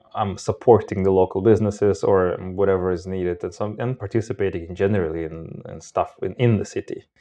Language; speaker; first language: English; non-native, fluent; Romanian